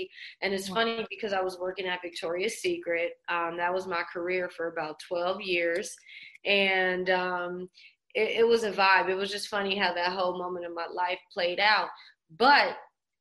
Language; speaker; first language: English; native; English